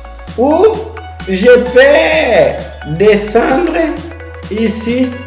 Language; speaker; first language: French; non-native, fluent; Portuguese